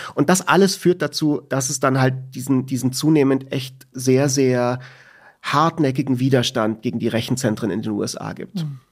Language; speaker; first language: German; native; German